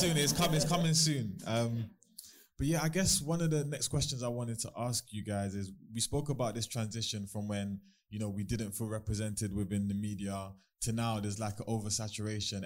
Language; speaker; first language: English; native; English